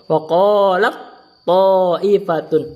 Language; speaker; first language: Arabic; non-native, fluent; Indonesian